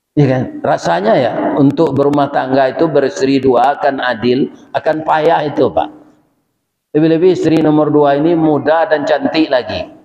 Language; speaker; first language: Malay; non-native, local second language; Minangkabau